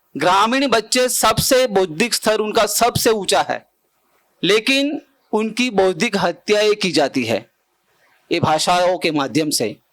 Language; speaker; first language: Hindi; non-native, local second language; Bhili